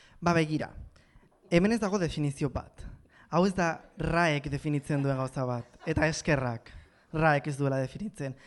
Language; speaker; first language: Basque; non-native, local second language; Spanish